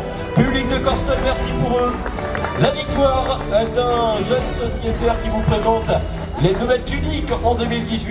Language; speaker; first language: French; native; French